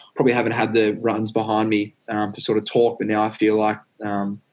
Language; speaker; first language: English; native; English